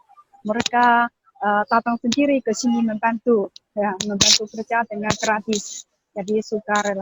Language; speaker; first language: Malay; non-native, learner; Chinese